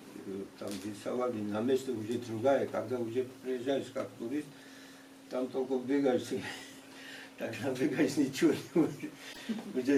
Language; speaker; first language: Russian; non-native, fluent; Georgian